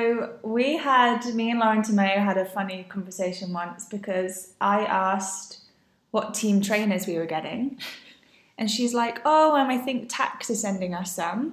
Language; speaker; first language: English; native; English